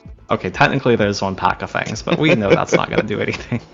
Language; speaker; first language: English; native; English